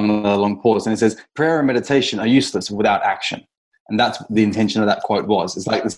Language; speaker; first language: English; native; English